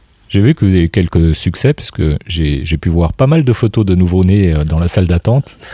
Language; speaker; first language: French; native; French